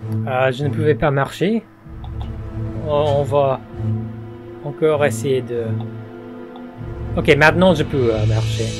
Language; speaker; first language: French; non-native, fluent; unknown